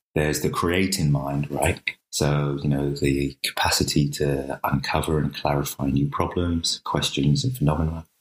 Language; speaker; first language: English; native; English